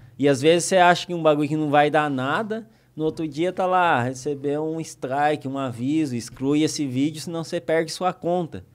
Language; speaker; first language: Portuguese; native; Portuguese